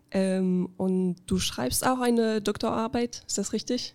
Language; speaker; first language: German; non-native, fluent; French